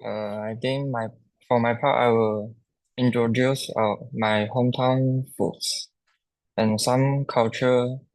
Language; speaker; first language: English; non-native, local second language; Chinese